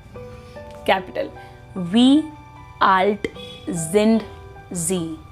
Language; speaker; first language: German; non-native, fluent; Hindi